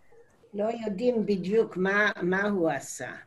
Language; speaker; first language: Hebrew; non-native, learner; English